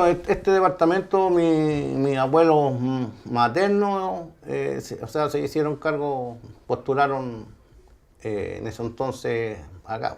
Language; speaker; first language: Spanish; native; Spanish